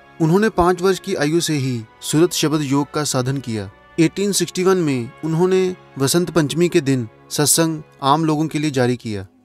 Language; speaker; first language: Hindi; non-native, local second language; Punjabi